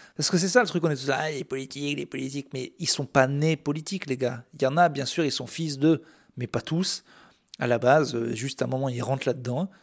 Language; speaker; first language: French; native; French